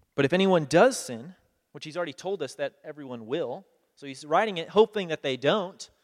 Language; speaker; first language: English; native; English